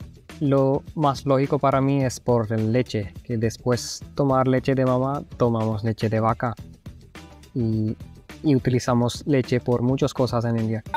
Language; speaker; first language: Spanish; non-native, fluent; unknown